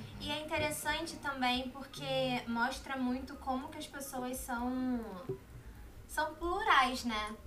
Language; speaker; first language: Portuguese; native; Portuguese